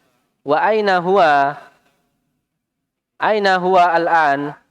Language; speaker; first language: Arabic; non-native, fluent; Indonesian